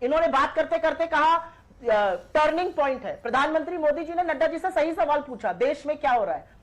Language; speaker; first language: Hindi; native; Hindi